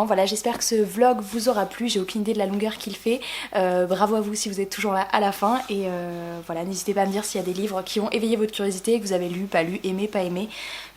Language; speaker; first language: French; native; French